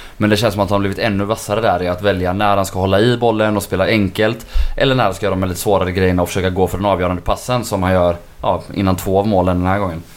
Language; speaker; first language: Swedish; native; Swedish